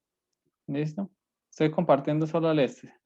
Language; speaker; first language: Spanish; native; Spanish